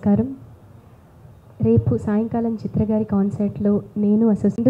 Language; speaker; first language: Telugu; native; Telugu